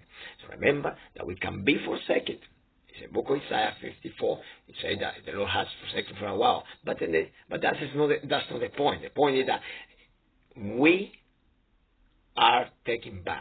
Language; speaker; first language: English; non-native, fluent; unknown